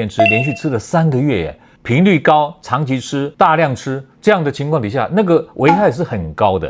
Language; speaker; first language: Chinese; native; Chinese